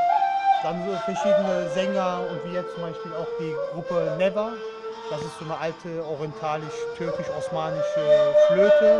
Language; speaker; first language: German; early bilingual, other home language; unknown